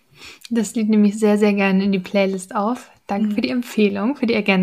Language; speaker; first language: German; native; German